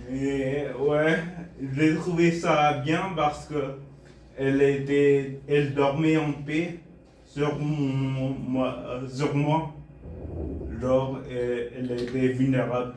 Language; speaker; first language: French; non-native, fluent; Bulgarian